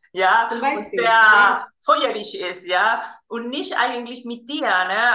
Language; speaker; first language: German; non-native, fluent; Spanish